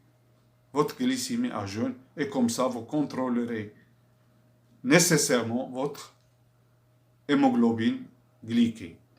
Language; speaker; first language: French; non-native, fluent; Arabic